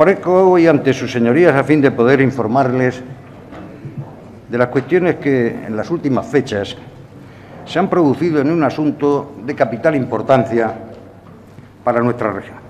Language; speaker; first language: Spanish; native; Spanish